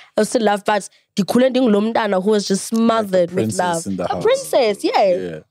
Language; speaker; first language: English; non-native, local second language; Xhosa